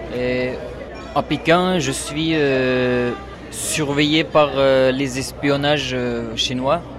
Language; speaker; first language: French; non-native, learner; Uyghur